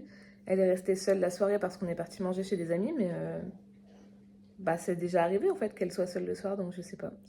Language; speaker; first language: French; native; French